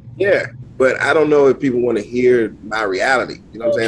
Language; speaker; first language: English; native; English